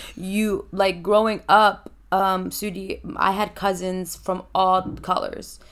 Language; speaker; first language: English; early bilingual, other home language; Spanish